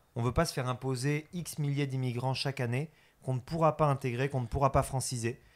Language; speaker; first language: French; native; French